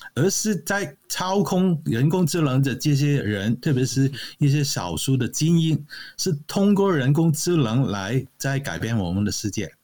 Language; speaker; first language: Chinese; non-native, local second language; Cantonese